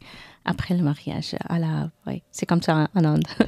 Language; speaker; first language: French; non-native, learner; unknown